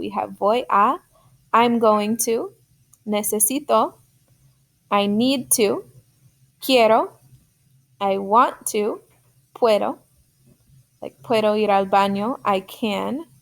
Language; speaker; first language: Spanish; non-native, fluent; English